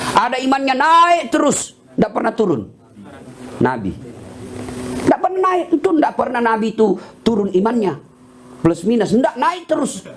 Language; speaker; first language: Indonesian; non-native, local second language; Buginese